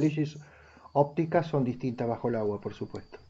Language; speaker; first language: Spanish; native; Spanish